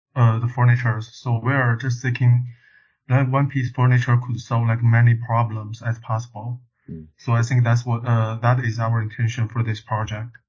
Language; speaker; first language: English; non-native, learner; Chinese